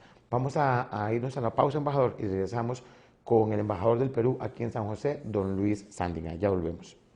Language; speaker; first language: Spanish; native; Spanish